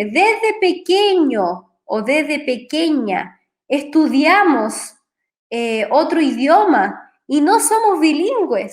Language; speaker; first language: Spanish; non-native, fluent; Portuguese